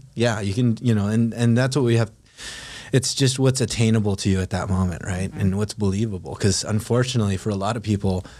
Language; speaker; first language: English; non-native, local second language; Filipino